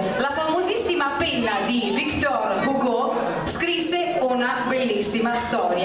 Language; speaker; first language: Italian; native; Italian